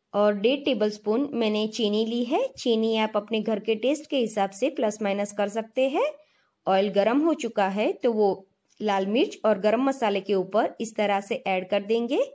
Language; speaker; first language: Hindi; non-native, local second language; Gujarati